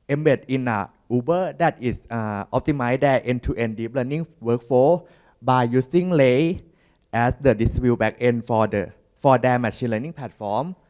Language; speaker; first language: English; non-native, learner; Thai